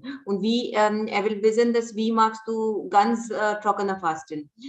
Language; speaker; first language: German; non-native, fluent; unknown